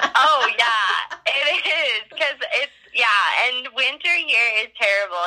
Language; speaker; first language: English; native; English